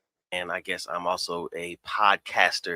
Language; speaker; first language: English; native; English